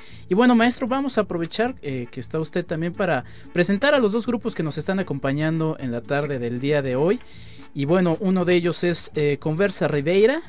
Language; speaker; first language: Spanish; native; Spanish